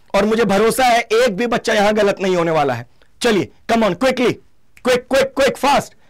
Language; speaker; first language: Hindi; native; Hindi